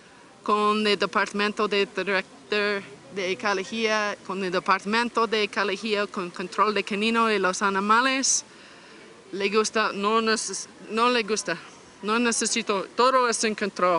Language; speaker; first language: Spanish; non-native, learner; English